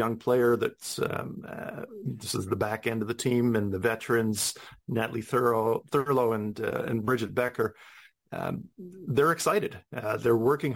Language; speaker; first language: English; native; English